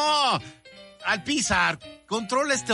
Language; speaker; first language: Spanish; native; Spanish